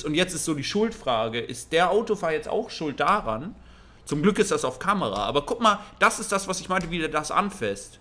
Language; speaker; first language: German; native; German